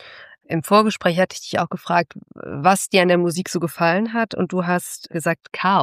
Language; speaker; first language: German; native; German